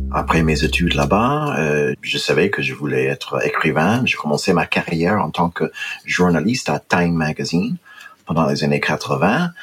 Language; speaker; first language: French; non-native, fluent; English